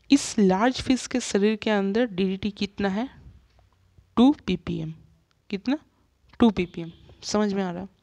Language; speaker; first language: Hindi; non-native, local second language; Bangla